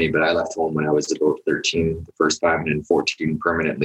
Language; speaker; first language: English; native; English